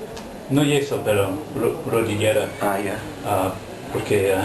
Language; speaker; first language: Spanish; non-native, fluent; English